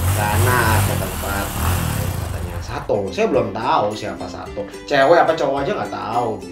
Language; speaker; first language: Indonesian; native; Indonesian